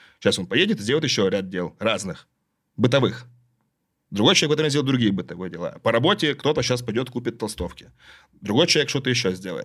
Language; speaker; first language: Russian; native; Russian